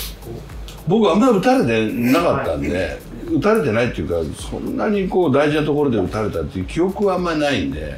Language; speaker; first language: Japanese; native; Japanese